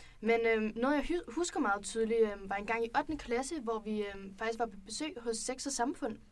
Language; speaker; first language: Danish; native; Danish